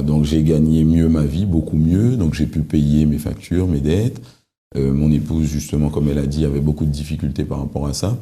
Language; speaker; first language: French; native; French